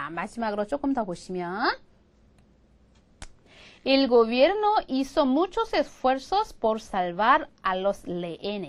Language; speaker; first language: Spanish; non-native, fluent; Korean